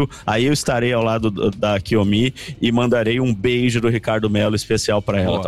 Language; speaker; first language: Portuguese; native; Portuguese